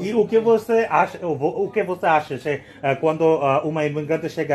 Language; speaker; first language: Portuguese; non-native, learner; Bangla